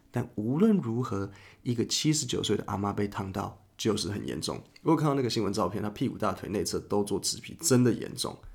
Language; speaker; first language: Chinese; native; Chinese